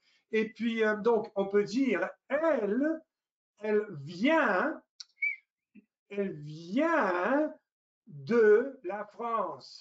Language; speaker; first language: French; non-native, fluent; English